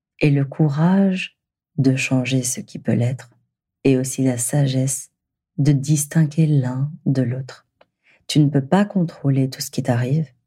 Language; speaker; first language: French; native; French